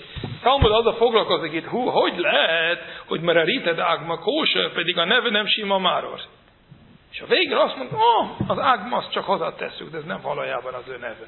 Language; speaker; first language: Hungarian; non-native, fluent; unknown